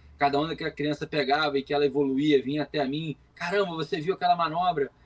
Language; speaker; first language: Portuguese; native; Portuguese